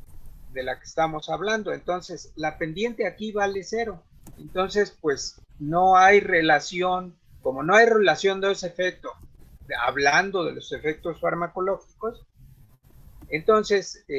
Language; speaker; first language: Spanish; native; Spanish